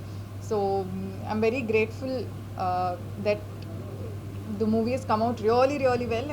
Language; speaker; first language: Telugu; non-native, fluent; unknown